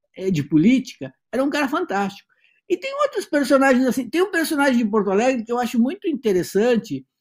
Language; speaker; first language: Portuguese; native; Portuguese